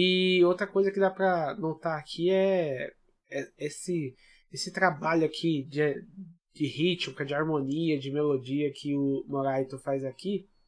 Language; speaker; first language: Portuguese; native; Portuguese